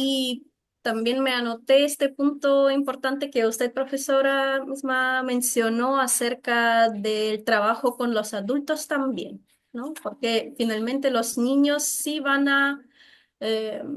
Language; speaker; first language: Spanish; non-native, fluent; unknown